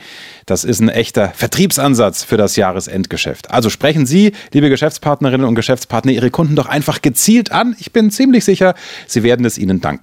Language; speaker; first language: German; native; German